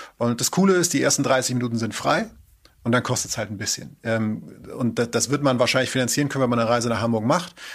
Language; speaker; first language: German; native; German